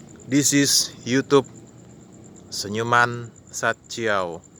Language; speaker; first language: English; non-native, learner; Indonesian